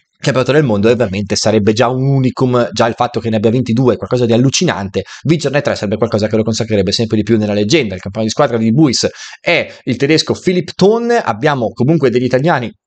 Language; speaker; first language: Italian; native; Italian